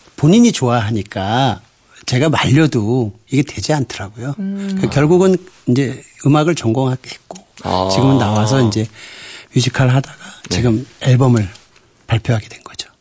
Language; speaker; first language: Korean; native; Korean